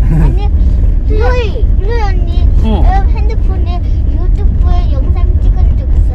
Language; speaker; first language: Korean; non-native, learner; Mizo